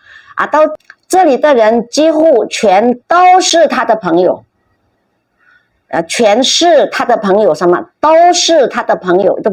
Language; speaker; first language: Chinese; non-native, fluent; Indonesian